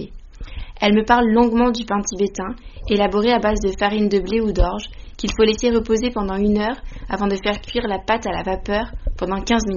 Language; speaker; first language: French; native; French